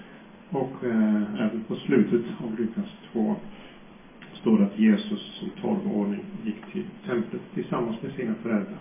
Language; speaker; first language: Swedish; non-native, fluent; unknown